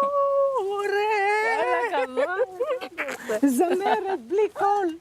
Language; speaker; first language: Hebrew; early bilingual, other home language; Croatian